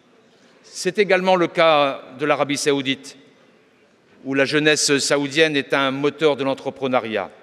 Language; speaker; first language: French; native; French